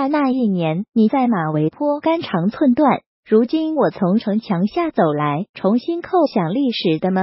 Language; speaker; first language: Chinese; native; Chinese